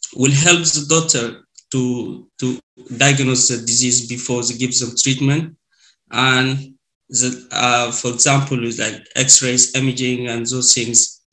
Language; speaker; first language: English; non-native, learner; Arabic